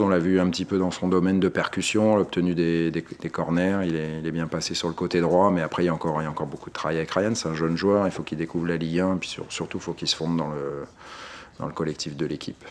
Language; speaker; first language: French; native; French